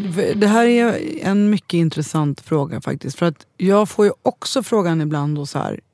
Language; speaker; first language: Swedish; native; Swedish